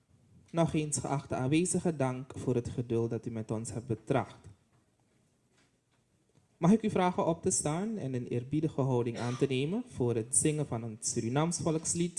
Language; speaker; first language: Dutch; native; Dutch